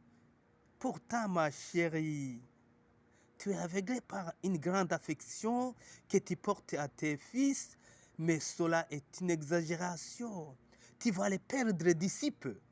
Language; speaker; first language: French; non-native, local second language; Rundi